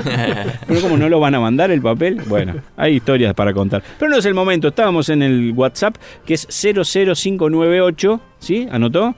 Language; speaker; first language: Spanish; native; Spanish